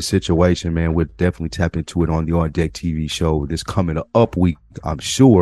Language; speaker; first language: English; native; English